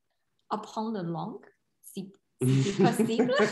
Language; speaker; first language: French; non-native, learner; Chinese